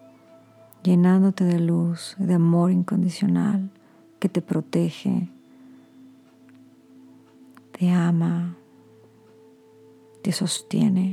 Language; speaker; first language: Spanish; native; Spanish